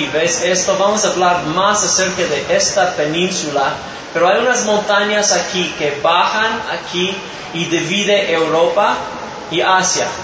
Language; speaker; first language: Spanish; non-native, fluent; English